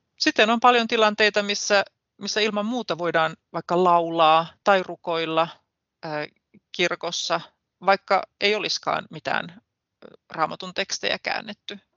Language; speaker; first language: Finnish; native; Finnish